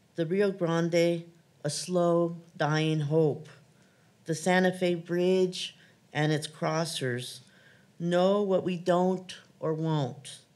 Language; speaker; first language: English; native; English